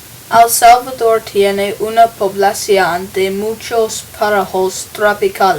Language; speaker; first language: Spanish; non-native, learner; English